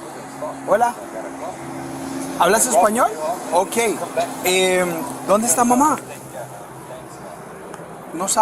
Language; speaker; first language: Spanish; early bilingual, heritage; Spanish